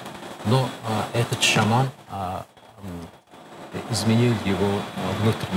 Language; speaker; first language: Russian; non-native, fluent; Mongolian